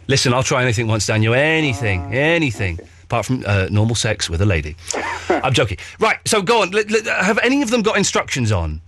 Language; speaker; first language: English; native; English